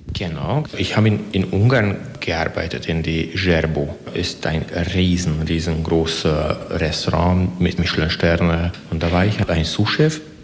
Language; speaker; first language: German; non-native, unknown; Hungarian